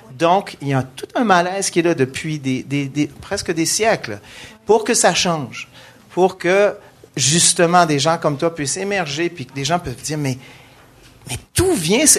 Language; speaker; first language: French; native; French